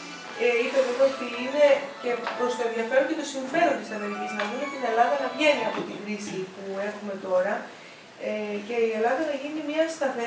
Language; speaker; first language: Greek; native; Greek